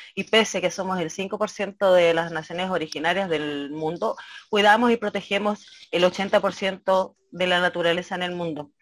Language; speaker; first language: Spanish; native; Spanish